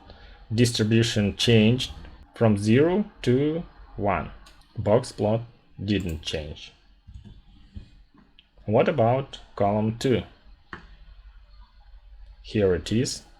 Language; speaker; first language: English; non-native, fluent; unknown